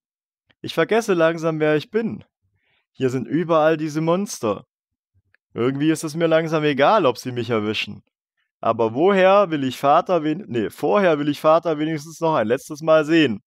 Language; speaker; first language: German; native; German